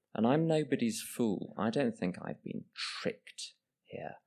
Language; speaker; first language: English; native; English